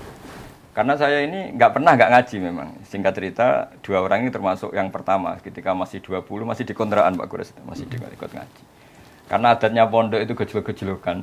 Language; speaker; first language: Indonesian; non-native, local second language; Javanese